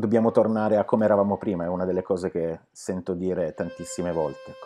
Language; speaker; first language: Italian; native; Italian